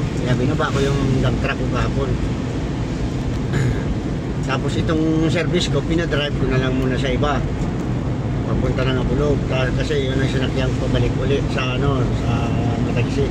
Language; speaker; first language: Filipino; native; Filipino